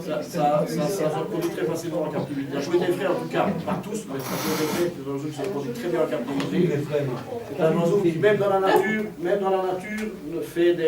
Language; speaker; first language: French; native; French